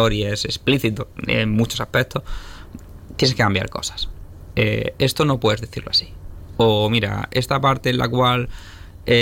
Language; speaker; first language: Spanish; native; Spanish